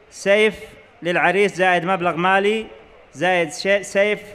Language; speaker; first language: Arabic; native; Arabic